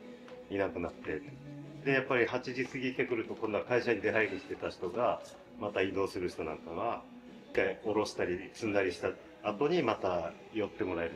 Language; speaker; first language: Japanese; native; Japanese